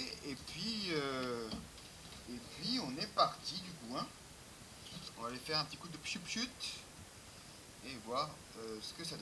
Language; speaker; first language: French; native; French